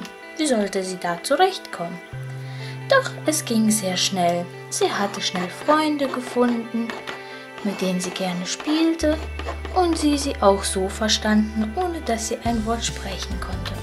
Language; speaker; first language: German; early bilingual, other home language; Russian